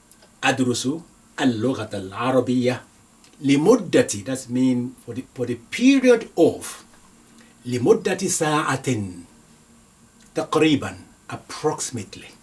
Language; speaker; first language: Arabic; non-native, fluent; Yoruba